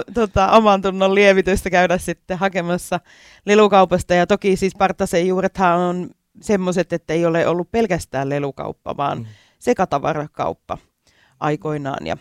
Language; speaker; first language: Finnish; native; Finnish